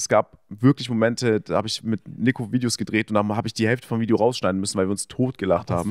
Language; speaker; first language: German; native; German